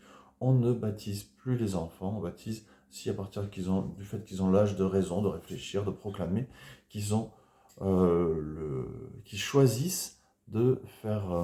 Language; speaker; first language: French; native; French